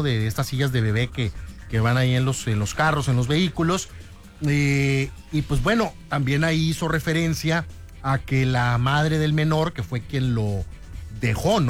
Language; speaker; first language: Spanish; native; Spanish